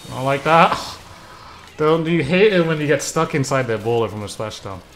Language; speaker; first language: English; native; English